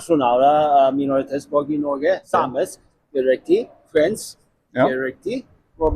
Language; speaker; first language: Norwegian; non-native, learner; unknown